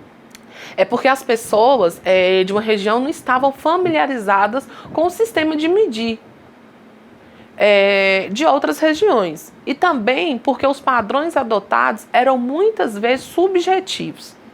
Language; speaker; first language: Portuguese; native; Portuguese